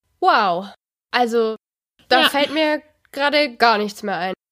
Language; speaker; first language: German; native; German